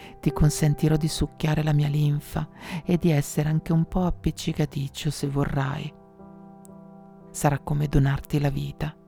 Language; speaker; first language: Italian; native; Italian